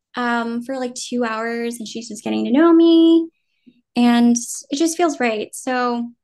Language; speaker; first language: English; early bilingual, other home language; Vietnamese